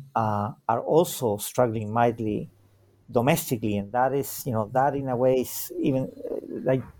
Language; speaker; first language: English; non-native, fluent; Spanish